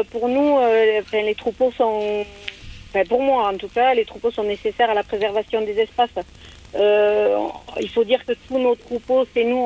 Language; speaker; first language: French; native; French